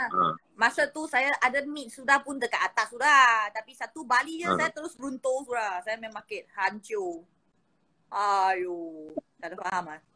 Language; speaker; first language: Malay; non-native, local second language; Chinese